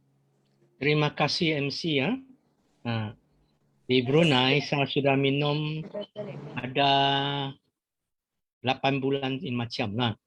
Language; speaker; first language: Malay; non-native, local second language; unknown